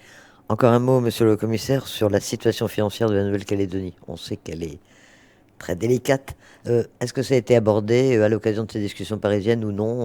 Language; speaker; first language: French; native; French